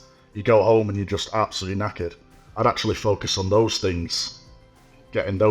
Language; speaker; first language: English; native; English